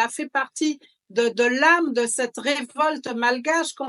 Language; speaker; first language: French; native; French